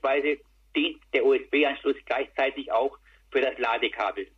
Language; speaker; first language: German; native; German